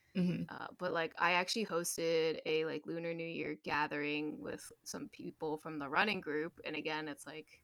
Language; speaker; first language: English; native; English